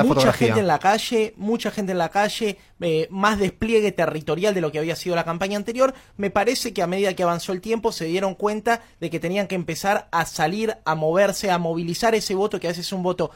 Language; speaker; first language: Spanish; native; Spanish